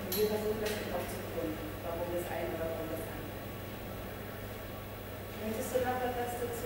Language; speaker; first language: German; non-native, fluent; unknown